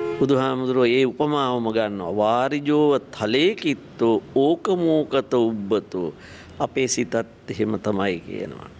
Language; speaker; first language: Sinhala; native; Sinhala